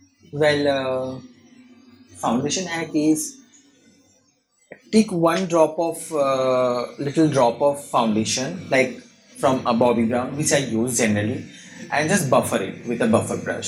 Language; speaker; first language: English; non-native, local second language; Bangla